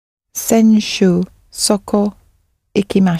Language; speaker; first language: Japanese; non-native, learner; English